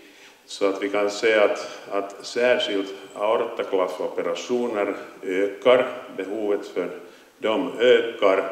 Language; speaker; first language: Swedish; non-native, local second language; Finnish